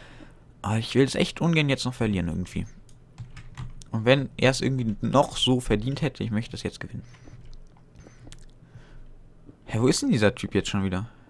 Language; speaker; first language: German; native; German